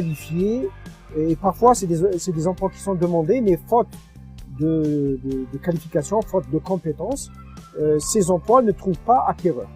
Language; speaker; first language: French; non-native, local second language; Arabic